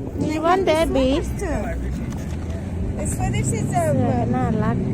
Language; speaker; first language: English; non-native, learner; Thai